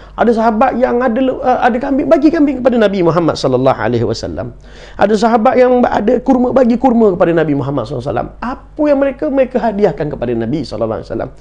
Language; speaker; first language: Malay; native; Malay